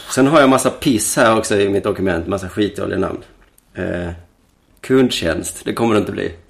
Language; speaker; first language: Swedish; native; Swedish